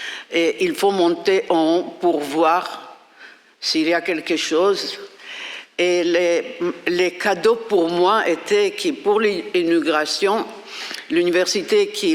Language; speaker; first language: French; non-native, fluent; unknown